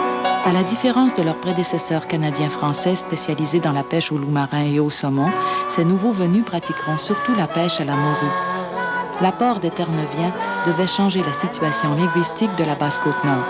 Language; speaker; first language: French; native; French